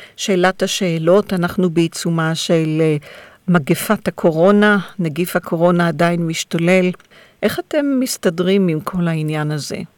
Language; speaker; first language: Hebrew; native; Hebrew